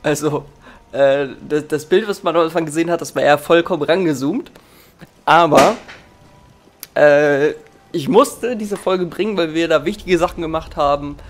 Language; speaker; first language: German; native; German